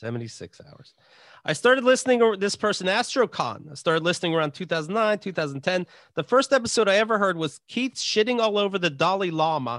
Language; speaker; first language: English; native; English